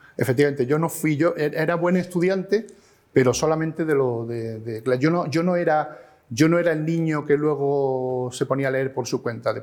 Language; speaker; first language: Spanish; native; Spanish